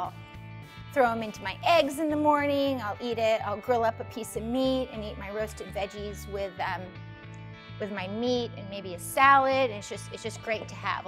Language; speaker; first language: English; native; English